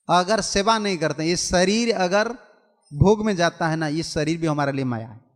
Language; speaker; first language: Hindi; non-native, local second language; Odia